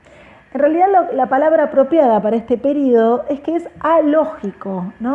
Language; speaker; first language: Spanish; native; Spanish